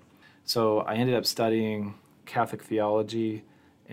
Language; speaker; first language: English; native; English